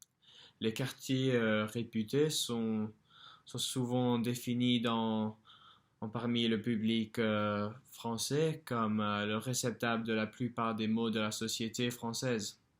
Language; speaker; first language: French; non-native, fluent; English